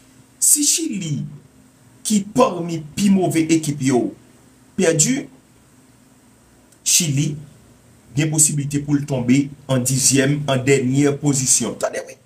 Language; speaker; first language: French; non-native, local second language; Haitian Creole